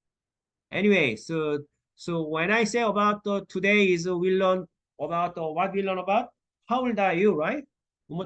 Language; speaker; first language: English; non-native, learner; Korean